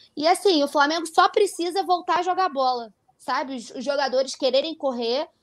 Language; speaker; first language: Portuguese; native; Portuguese